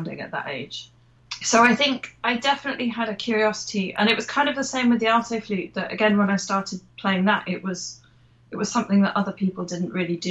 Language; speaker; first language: English; native; English